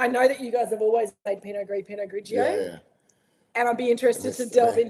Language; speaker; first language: English; native; English